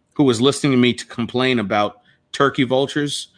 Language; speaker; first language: English; native; English